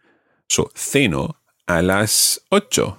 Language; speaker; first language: Spanish; non-native, fluent; English